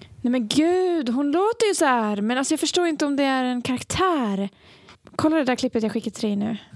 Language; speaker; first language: Swedish; native; Swedish